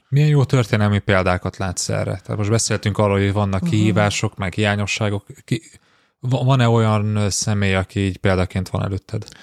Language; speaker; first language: Hungarian; native; Hungarian